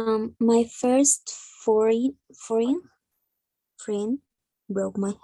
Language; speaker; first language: English; non-native, learner; Spanish